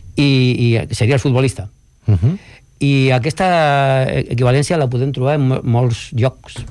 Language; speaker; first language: Catalan; non-native, local second language; Spanish